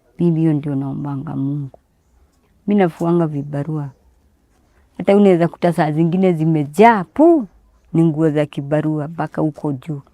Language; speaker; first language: Swahili; native; Swahili